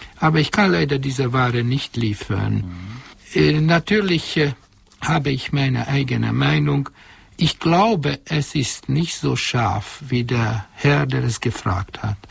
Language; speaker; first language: German; non-native, fluent; Hungarian